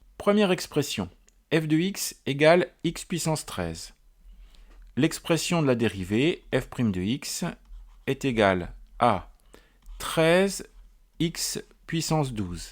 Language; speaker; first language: French; native; French